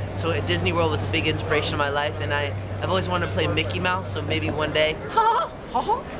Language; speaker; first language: English; native; English